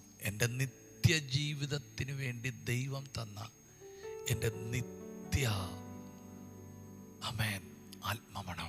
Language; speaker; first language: Malayalam; native; Malayalam